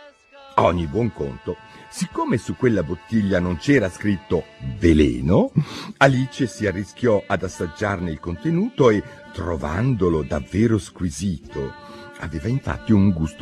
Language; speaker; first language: Italian; native; Italian